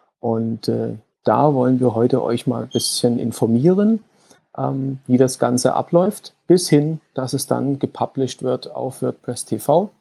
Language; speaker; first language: German; native; German